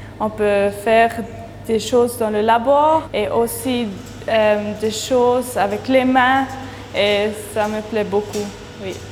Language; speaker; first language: French; non-native, local second language; German